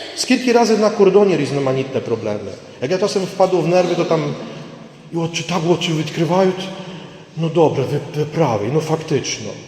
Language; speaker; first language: Ukrainian; native; Ukrainian